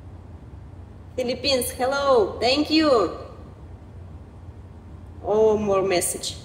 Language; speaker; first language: English; non-native, learner; Romanian